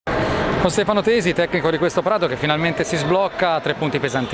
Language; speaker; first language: Italian; native; Italian